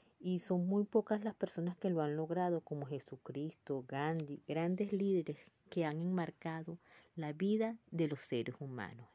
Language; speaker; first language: Spanish; native; Spanish